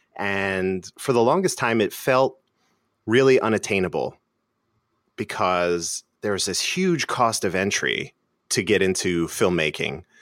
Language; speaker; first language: English; native; English